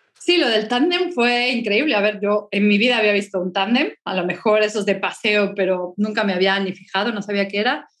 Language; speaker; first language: Spanish; native; Spanish